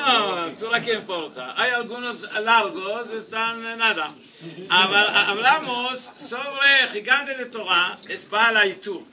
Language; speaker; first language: Spanish; non-native, learner; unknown